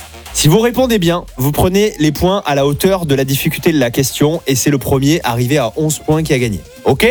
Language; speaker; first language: French; native; French